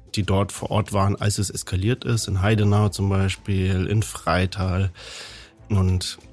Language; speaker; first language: German; native; German